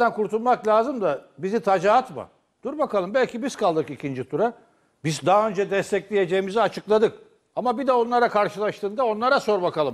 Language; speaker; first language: Turkish; native; Turkish